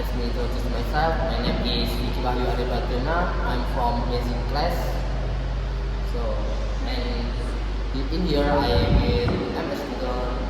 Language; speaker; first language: English; non-native, learner; Indonesian